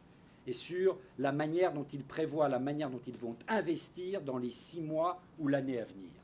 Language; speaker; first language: French; native; French